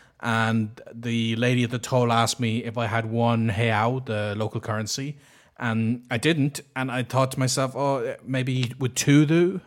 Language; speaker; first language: English; native; English